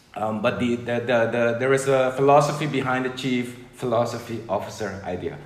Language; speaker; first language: English; non-native, fluent; Dutch